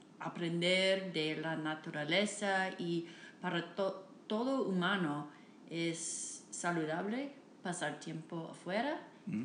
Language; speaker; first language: Spanish; non-native, fluent; English